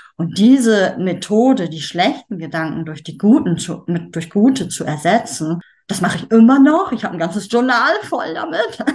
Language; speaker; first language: German; native; German